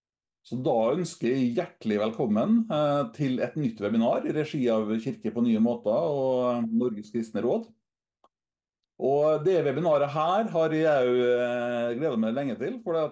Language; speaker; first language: Norwegian; native; Norwegian